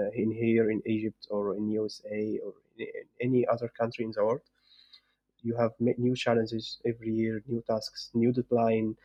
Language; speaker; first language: English; non-native, fluent; Arabic